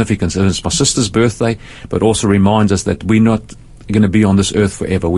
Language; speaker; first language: English; native; English